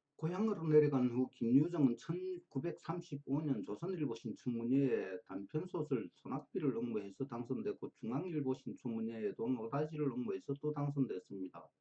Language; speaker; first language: Korean; native; Korean